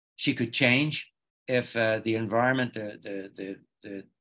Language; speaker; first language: English; native; English